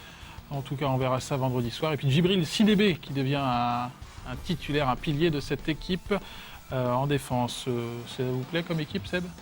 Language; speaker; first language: French; native; French